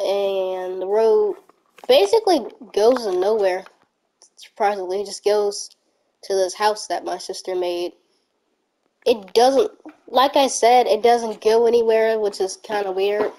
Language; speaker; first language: English; native; English